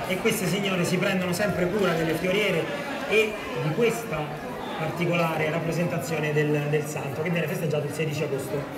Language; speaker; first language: Italian; native; Italian